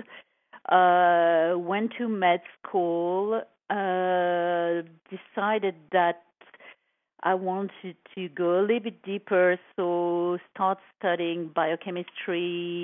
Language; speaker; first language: English; non-native, fluent; French